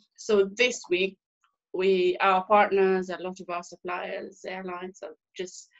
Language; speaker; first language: English; non-native, local second language; Swahili